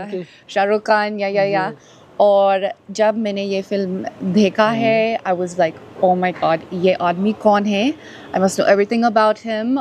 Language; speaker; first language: Hindi; non-native, learner; English